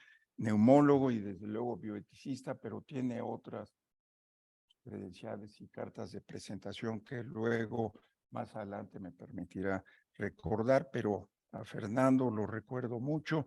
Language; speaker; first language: Spanish; native; Spanish